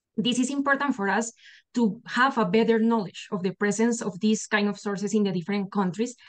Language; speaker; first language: English; non-native, fluent; Spanish